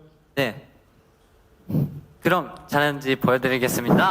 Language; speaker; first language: Korean; non-native, learner; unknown